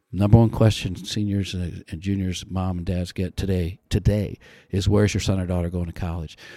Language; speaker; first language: English; native; English